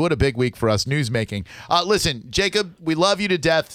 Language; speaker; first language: English; native; English